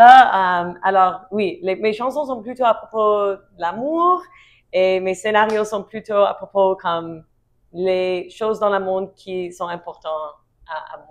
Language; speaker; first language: French; non-native, learner; English